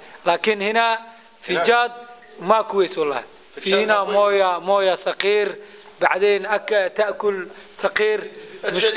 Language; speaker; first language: Arabic; non-native, learner; Somali